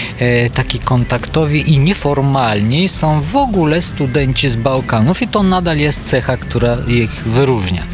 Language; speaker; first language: Polish; non-native, fluent; Bulgarian